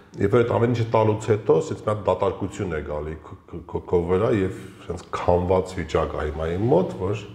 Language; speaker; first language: Armenian; early bilingual, heritage; Armenian